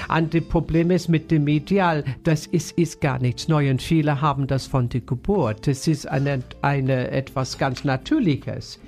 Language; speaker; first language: German; non-native, fluent; English